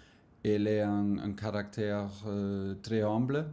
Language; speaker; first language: French; non-native, fluent; German